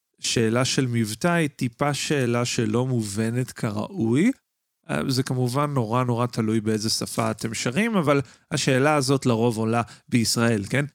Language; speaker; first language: Hebrew; native; Hebrew